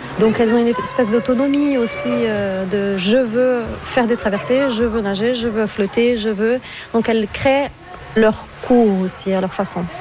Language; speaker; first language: French; non-native, fluent; Portuguese